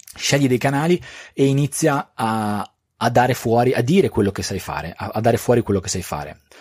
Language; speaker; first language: Italian; native; Italian